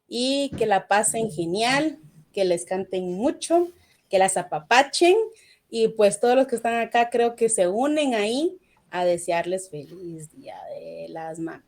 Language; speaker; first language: Spanish; native; Spanish